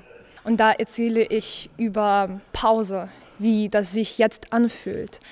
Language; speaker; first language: German; non-native, fluent; Ukrainian